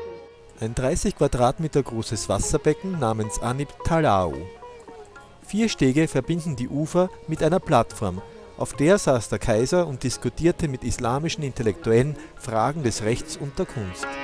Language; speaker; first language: German; native; German